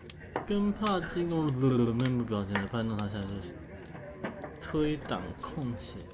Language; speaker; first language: Chinese; native; Chinese